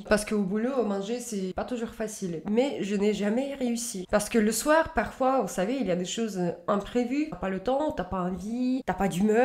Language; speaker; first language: French; native; French